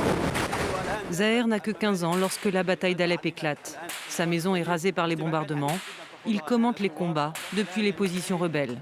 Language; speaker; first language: French; native; French